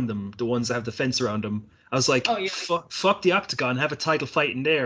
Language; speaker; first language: English; native; English